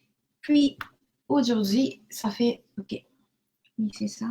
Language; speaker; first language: French; non-native, learner; Japanese